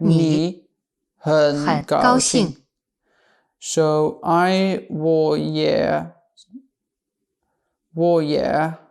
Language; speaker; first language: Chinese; non-native, learner; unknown